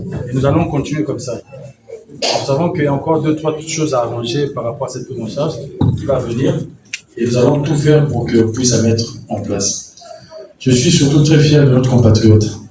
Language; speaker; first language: French; non-native, local second language; Lingala